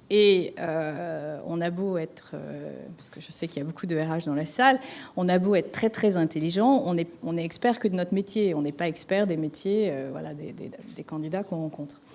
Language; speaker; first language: French; native; French